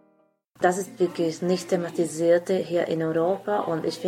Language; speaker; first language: German; non-native, learner; Italian